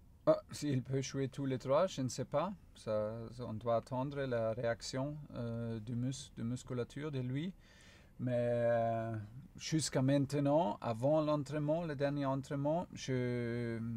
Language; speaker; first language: French; non-native, fluent; German